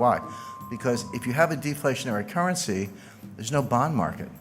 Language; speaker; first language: English; native; English